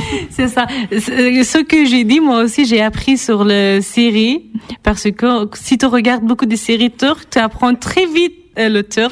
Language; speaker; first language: French; non-native, fluent; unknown